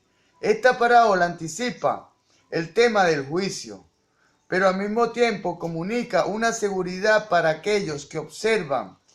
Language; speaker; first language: Spanish; native; Spanish